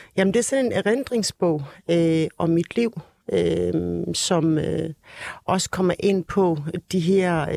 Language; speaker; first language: Danish; early bilingual, other home language; Turkish